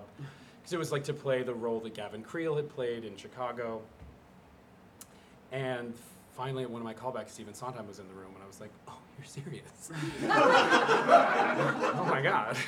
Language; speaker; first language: English; native; English